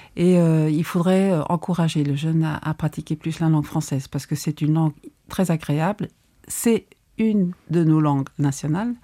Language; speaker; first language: French; native; French